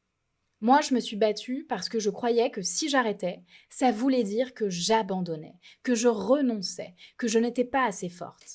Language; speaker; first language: French; native; French